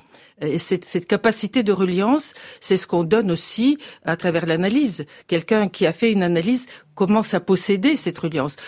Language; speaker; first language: French; non-native, fluent; Bulgarian